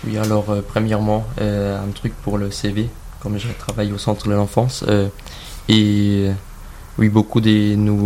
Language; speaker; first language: French; non-native, learner; German